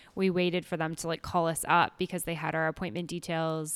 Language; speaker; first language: English; native; English